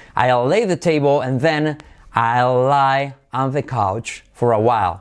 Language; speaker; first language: English; non-native, fluent; Spanish